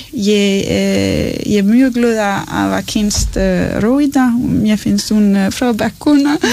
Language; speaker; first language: Icelandic; non-native, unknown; French